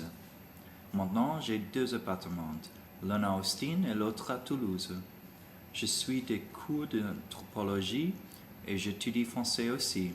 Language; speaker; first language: French; non-native, learner; English